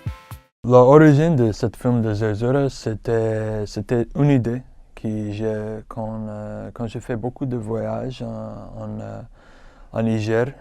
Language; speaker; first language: French; non-native, fluent; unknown